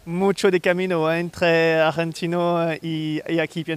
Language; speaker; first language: Spanish; non-native, learner; French